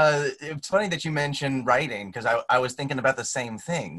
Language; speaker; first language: English; native; English